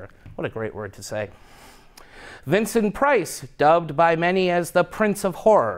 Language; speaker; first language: English; native; English